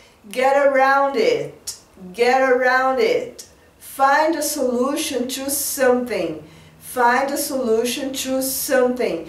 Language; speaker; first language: English; non-native, fluent; Portuguese